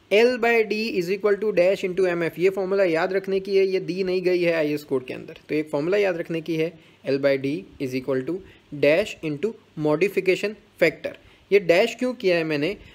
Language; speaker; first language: Hindi; non-native, local second language; Gujarati